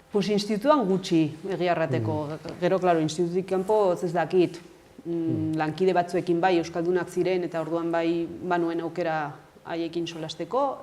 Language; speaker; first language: Basque; non-native, local second language; Spanish